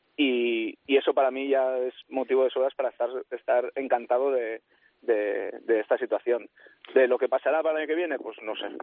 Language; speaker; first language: Spanish; non-native, local second language; Catalan